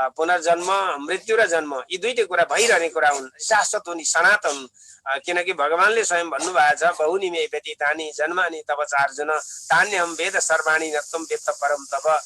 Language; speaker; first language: Nepali; native; Nepali